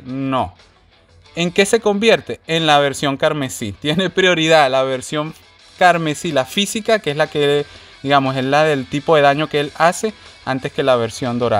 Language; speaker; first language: Spanish; native; Spanish